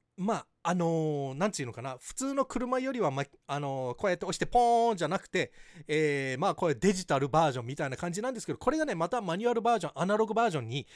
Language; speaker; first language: Japanese; early bilingual, heritage; Japanese